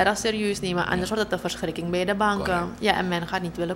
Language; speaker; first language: Dutch; native; Dutch